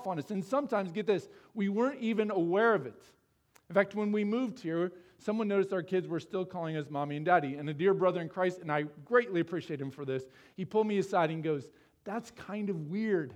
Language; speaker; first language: English; native; English